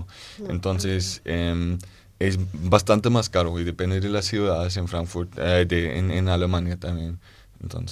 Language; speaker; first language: Spanish; non-native, fluent; German